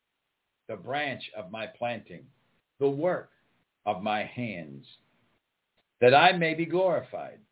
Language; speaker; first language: English; native; English